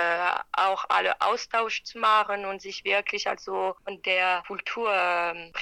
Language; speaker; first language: German; non-native, fluent; French